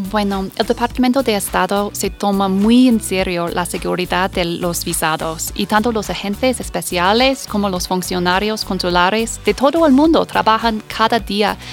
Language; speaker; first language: Spanish; non-native, fluent; English